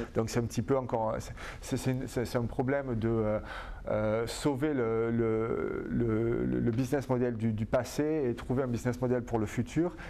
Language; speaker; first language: French; native; French